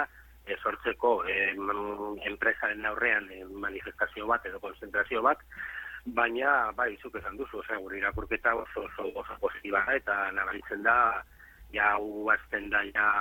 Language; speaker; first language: Basque; native; Basque